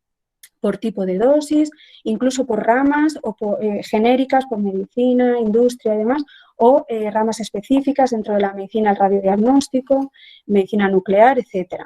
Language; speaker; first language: Spanish; native; Spanish